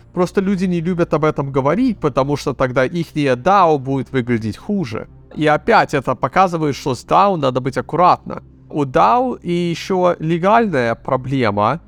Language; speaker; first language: Russian; early bilingual, heritage; Russian